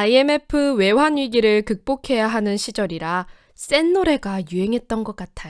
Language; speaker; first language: Korean; native; Korean